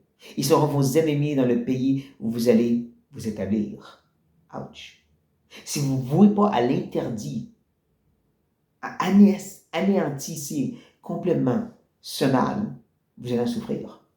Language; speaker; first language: French; native; French